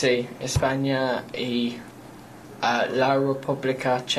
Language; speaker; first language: Spanish; non-native, learner; English